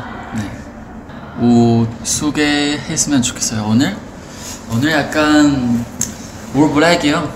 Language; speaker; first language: Korean; non-native, fluent; Chinese